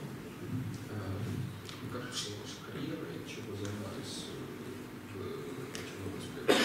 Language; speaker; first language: Polish; non-native, learner; Russian